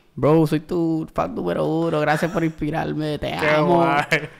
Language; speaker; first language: Spanish; early bilingual, heritage; Spanish